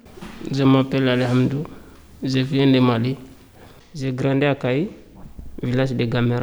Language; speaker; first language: French; non-native, learner; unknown